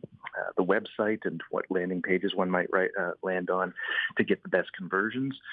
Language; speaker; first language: English; native; English